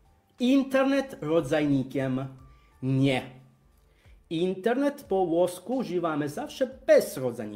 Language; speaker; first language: Polish; non-native, fluent; Italian